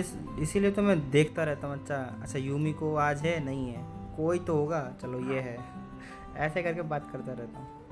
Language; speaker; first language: Hindi; native; Hindi